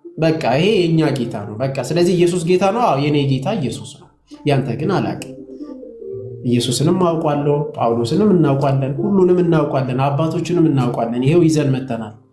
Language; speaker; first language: Amharic; native; Amharic